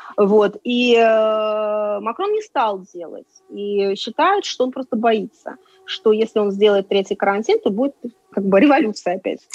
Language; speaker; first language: Russian; native; Russian